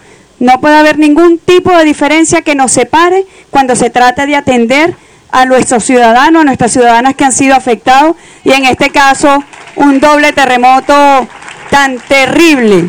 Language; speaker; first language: Spanish; native; Spanish